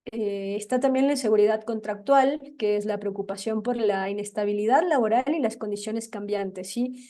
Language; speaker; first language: Spanish; native; Spanish